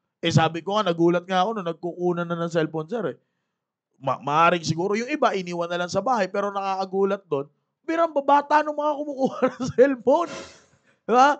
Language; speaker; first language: Filipino; native; Filipino